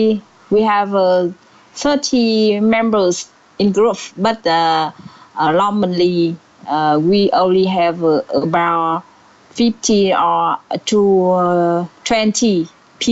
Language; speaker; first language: English; non-native, learner; Vietnamese